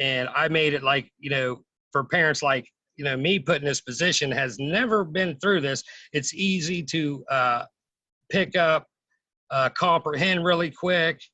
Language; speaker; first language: English; native; English